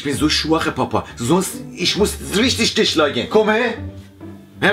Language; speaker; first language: German; non-native, learner; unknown